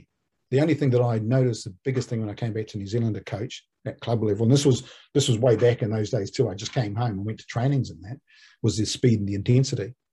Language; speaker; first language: English; native; English